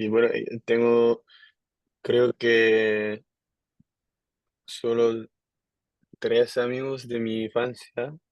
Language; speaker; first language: Spanish; non-native, learner; Dutch